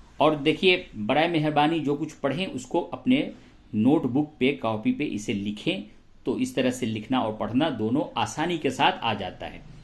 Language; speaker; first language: Hindi; native; Hindi